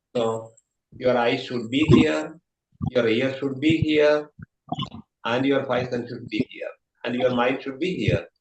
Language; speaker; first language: English; non-native, local second language; Malayalam